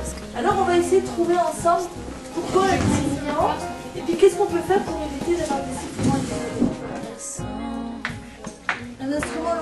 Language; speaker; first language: French; native; French